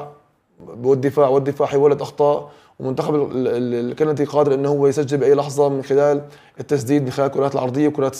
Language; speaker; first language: Arabic; native; Arabic